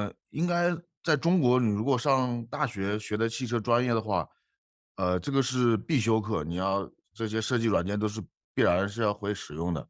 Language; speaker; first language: Chinese; native; Chinese